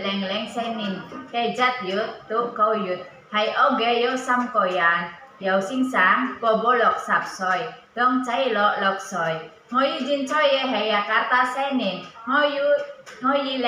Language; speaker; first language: Cantonese; non-native, learner; Indonesian